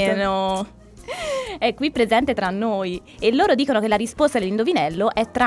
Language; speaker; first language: Italian; native; Italian